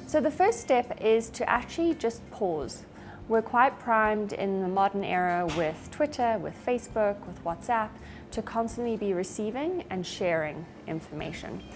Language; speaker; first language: English; native; English